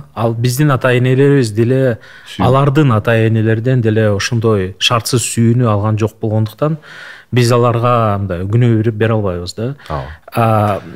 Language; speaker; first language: Kyrgyz; non-native, local second language; Russian